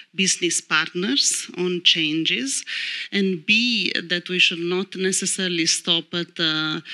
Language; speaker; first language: English; non-native, fluent; Romanian